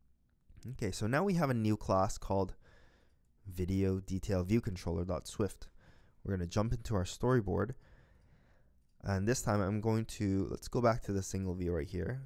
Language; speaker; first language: English; native; English